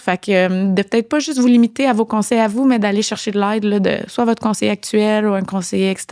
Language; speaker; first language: French; native; French